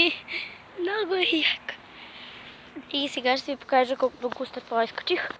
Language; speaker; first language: Bulgarian; native; Bulgarian